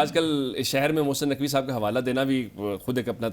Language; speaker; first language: Urdu; native; Urdu